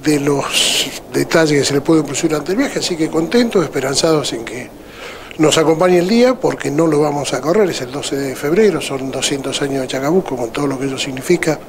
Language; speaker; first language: Spanish; native; Spanish